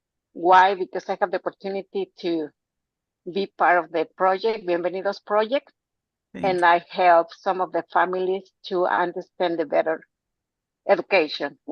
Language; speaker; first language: English; non-native, fluent; Spanish